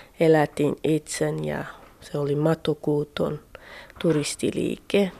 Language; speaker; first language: Finnish; non-native, learner; Central Kurdish